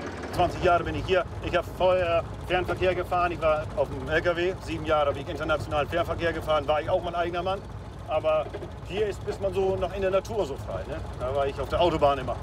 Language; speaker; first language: German; native; German